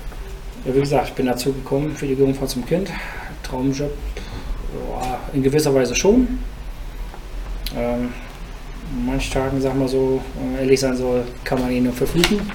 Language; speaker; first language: German; native; German